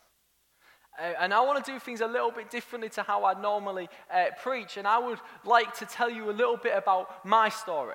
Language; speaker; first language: English; native; English